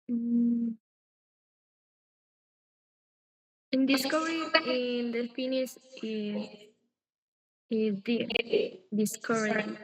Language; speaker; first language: English; non-native, learner; Spanish